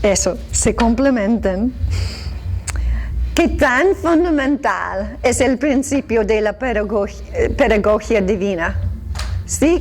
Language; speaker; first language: Spanish; non-native, fluent; English